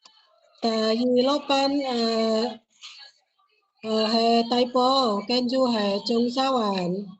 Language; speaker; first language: Cantonese; non-native, learner; Indonesian